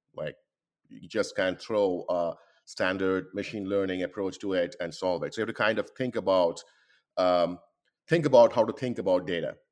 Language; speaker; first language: English; non-native, local second language; Bangla